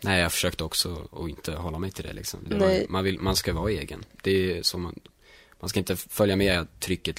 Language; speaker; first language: Swedish; native; Swedish